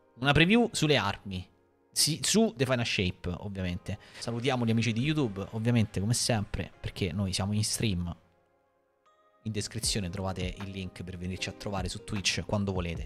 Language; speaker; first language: Italian; native; Italian